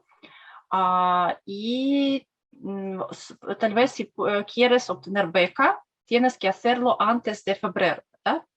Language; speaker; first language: Spanish; non-native, learner; Russian